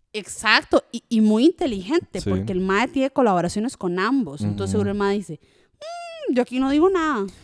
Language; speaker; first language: Spanish; early bilingual, other home language; French